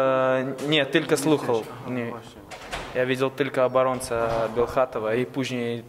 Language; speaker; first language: Polish; non-native, learner; Latvian